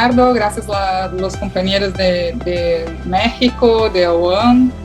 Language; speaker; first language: Spanish; non-native, learner; Portuguese